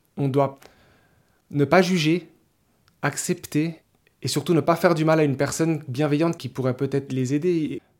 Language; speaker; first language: French; early bilingual, other home language; Spanish